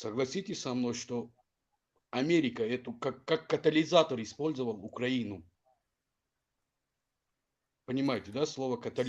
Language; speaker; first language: Russian; non-native, fluent; Tajik